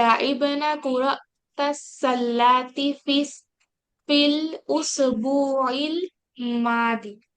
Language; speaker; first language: Arabic; non-native, learner; Bangla